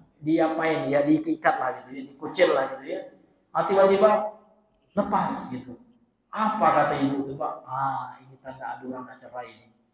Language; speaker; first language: Indonesian; non-native, local second language; Minangkabau